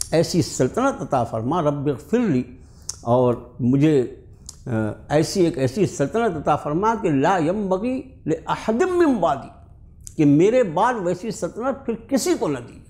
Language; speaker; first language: Urdu; native; Urdu